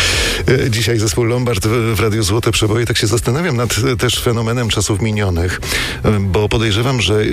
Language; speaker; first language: Polish; native; Polish